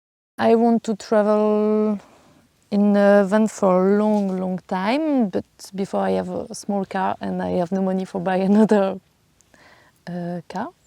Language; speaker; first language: English; non-native, learner; French